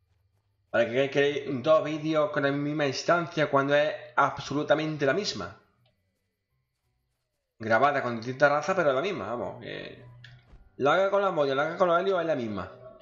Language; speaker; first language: Spanish; native; Spanish